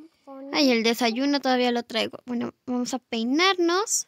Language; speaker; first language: Spanish; native; Spanish